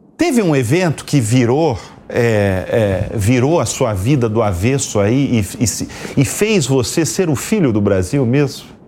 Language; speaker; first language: Portuguese; native; Portuguese